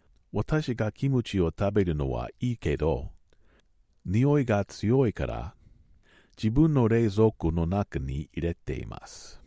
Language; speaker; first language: Japanese; non-native, learner; English